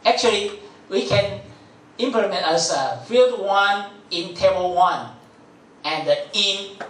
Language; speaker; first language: English; non-native, fluent; Chinese